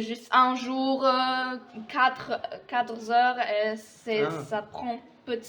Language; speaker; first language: French; non-native, fluent; Polish